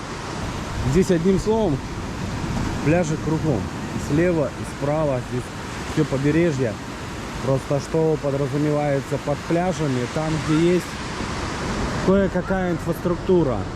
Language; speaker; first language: Russian; native; Russian